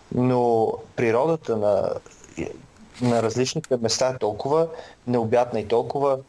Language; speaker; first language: Bulgarian; native; Bulgarian